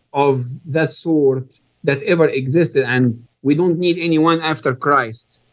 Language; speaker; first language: English; non-native, fluent; Arabic